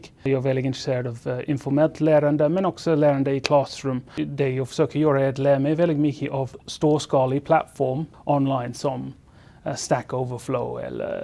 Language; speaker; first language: Swedish; non-native, fluent; English